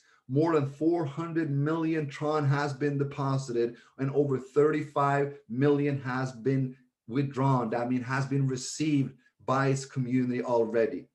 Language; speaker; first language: English; non-native, fluent; Swedish